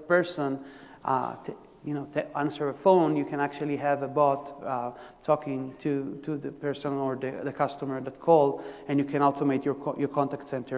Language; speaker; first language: English; non-native, fluent; Hebrew